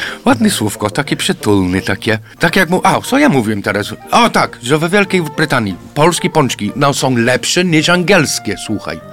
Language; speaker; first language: Polish; non-native, fluent; English